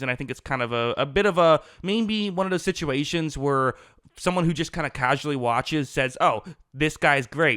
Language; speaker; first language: English; native; English